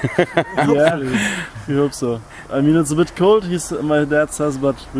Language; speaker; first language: English; non-native, fluent; German